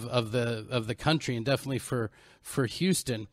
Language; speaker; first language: English; native; English